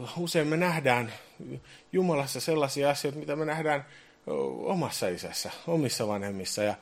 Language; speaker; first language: Finnish; native; Finnish